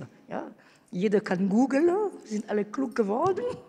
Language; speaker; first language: German; non-native, fluent; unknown